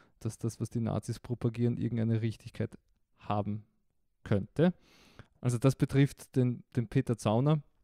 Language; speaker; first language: German; non-native, local second language; Croatian